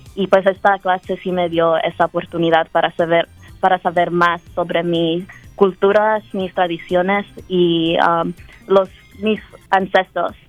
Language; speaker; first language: Spanish; early bilingual, heritage; Spanish